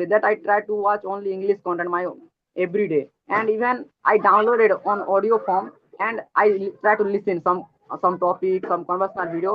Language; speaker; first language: English; non-native, learner; Odia